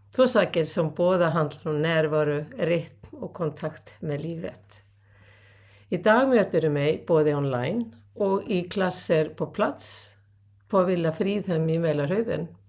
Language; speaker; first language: Swedish; non-native, fluent; Icelandic